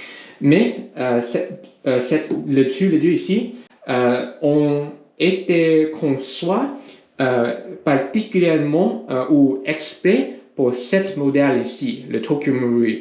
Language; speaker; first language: French; non-native, learner; English